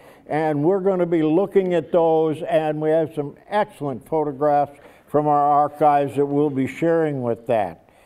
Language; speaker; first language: English; native; English